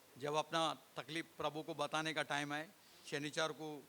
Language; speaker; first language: Hindi; non-native, local second language; Telugu